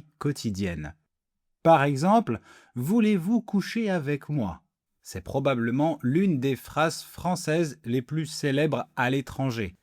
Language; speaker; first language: French; native; French